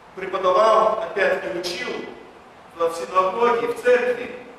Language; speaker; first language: Russian; early bilingual, heritage; Russian